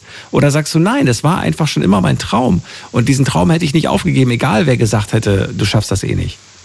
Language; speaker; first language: German; native; German